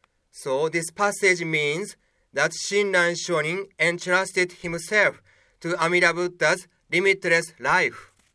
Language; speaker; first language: English; non-native, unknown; Japanese